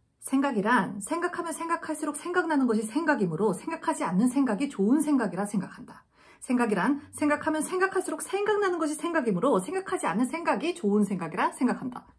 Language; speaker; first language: Korean; native; Korean